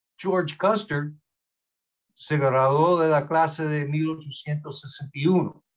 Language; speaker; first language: Spanish; early bilingual, heritage; Spanish